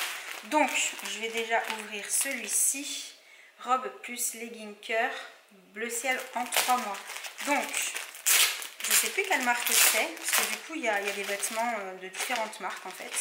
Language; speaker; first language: French; native; French